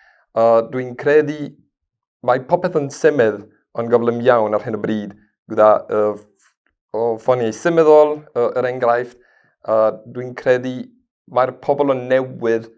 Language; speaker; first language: Welsh; non-native, learner; Spanish